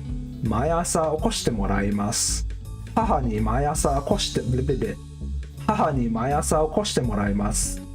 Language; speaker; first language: Japanese; non-native, learner; English